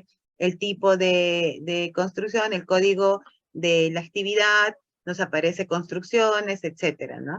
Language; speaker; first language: Spanish; native; Spanish